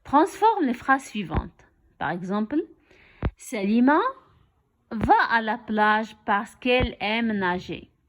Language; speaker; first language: French; non-native, local second language; Arabic